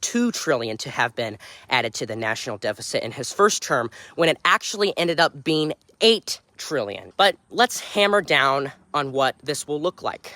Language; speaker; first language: English; native; English